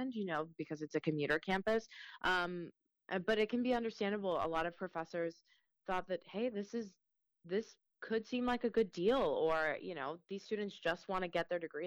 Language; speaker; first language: English; early bilingual, other home language; Spanish